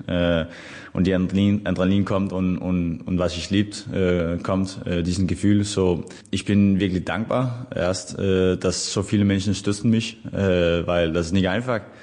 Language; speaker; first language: German; non-native, fluent; Danish